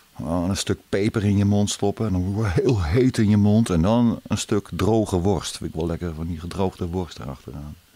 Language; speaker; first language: Dutch; native; Dutch